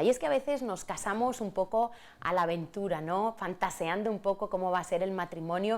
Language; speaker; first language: Spanish; native; Spanish